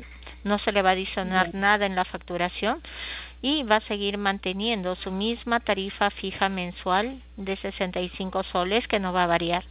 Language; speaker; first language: Spanish; native; Spanish